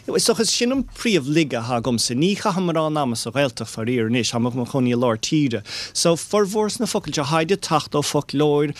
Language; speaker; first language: Irish; non-native, local second language; English